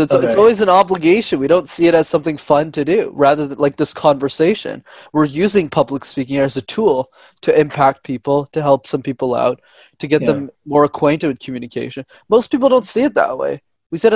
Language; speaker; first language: English; native; English